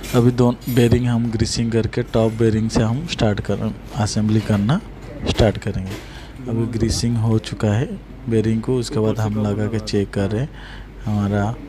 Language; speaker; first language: Hindi; non-native, local second language; Odia